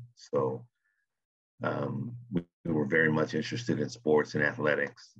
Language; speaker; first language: English; native; English